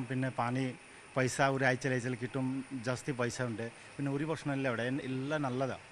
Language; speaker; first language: Malayalam; non-native, learner; Bangla